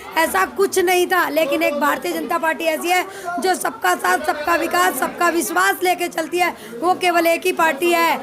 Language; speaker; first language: Hindi; native; Hindi